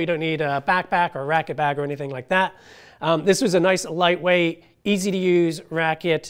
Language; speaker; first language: English; native; English